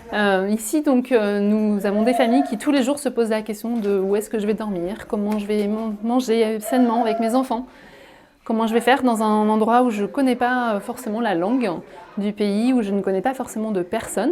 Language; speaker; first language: French; native; French